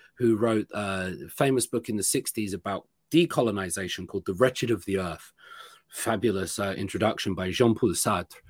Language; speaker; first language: English; native; English